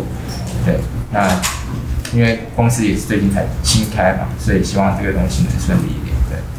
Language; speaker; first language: Chinese; native; Chinese